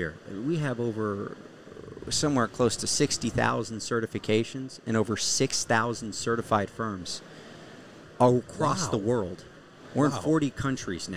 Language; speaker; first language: English; native; English